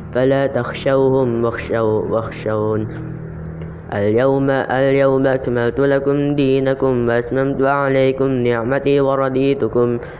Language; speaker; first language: Arabic; non-native, learner; Indonesian